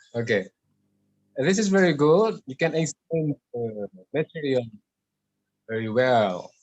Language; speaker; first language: English; non-native, learner; Indonesian